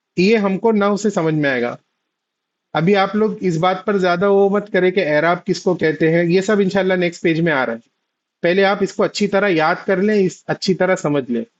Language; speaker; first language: Urdu; native; Urdu